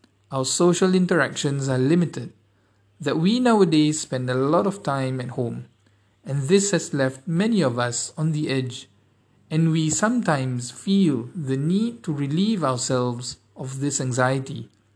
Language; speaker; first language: English; non-native, local second language; Malay